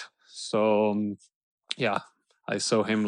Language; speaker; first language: English; non-native, fluent; German